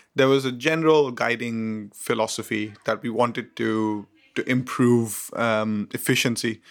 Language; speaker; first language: English; non-native, local second language; Hindi